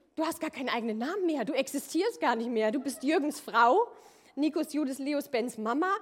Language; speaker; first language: German; native; German